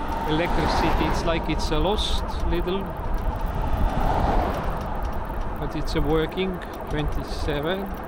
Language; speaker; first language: English; non-native, learner; Estonian